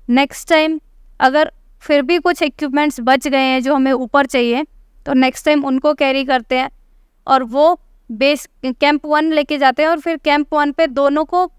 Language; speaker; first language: Hindi; native; Hindi